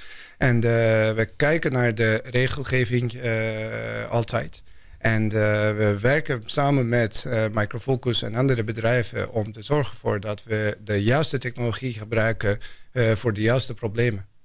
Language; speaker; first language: Dutch; non-native, fluent; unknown